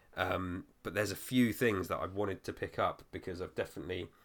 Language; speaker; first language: English; native; English